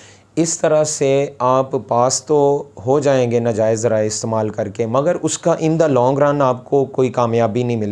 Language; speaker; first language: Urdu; non-native, local second language; Punjabi